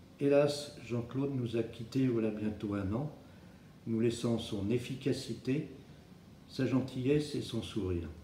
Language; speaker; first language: French; native; French